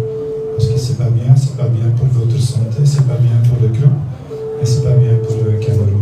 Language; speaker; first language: French; non-native, learner; Dutch